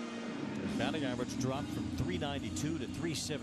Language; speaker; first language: English; native; English